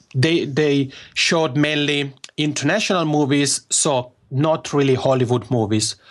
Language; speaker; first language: English; non-native, fluent; Italian